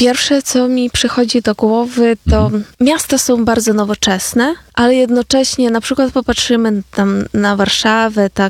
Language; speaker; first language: Polish; non-native, fluent; Ukrainian